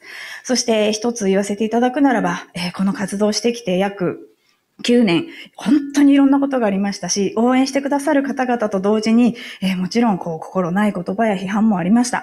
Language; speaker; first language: Japanese; native; Japanese